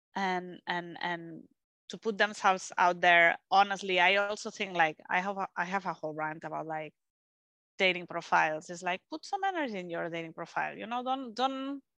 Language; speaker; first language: English; non-native, fluent; Spanish